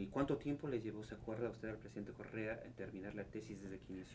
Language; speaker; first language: Spanish; native; Spanish